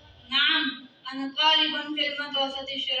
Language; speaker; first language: Arabic; non-native, learner; Urdu